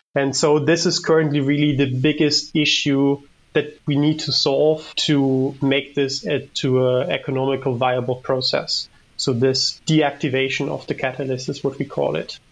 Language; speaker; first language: English; non-native, fluent; German